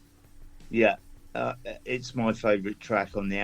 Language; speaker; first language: English; native; English